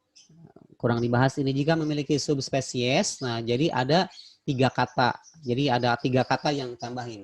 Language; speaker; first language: Indonesian; native; Indonesian